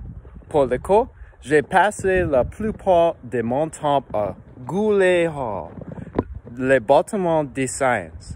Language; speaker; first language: French; non-native, learner; English